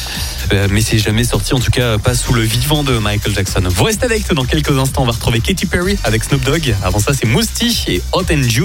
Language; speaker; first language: French; native; French